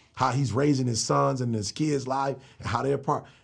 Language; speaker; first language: English; native; English